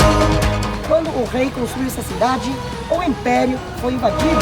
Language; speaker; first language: Portuguese; non-native, fluent; Khmer